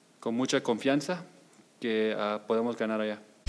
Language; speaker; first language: Spanish; early bilingual, heritage; Spanish